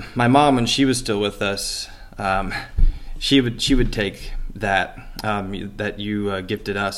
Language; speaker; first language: English; native; English